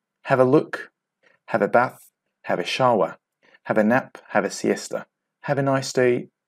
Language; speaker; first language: English; non-native, fluent; Azerbaijani